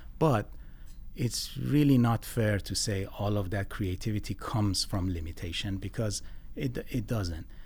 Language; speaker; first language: English; non-native, fluent; Persian